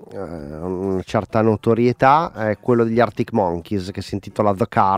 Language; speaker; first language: Italian; native; Italian